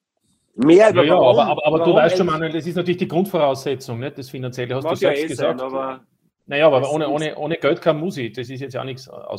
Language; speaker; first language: German; native; German